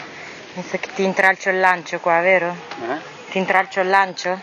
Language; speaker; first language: Italian; native; Italian